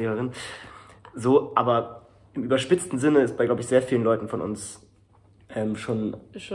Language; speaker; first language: German; native; German